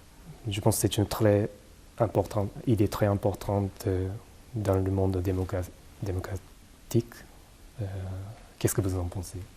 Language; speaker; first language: French; non-native, fluent; Japanese